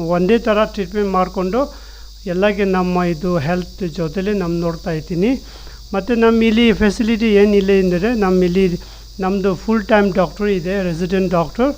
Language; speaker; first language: Kannada; non-native, local second language; Tibetan